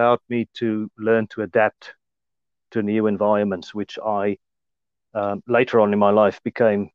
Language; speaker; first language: English; non-native, local second language; Afrikaans